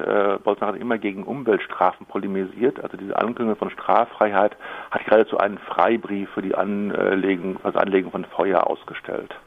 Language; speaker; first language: German; native; German